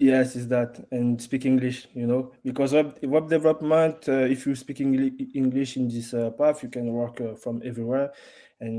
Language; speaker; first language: English; non-native, learner; French